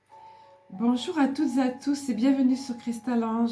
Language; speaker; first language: French; native; French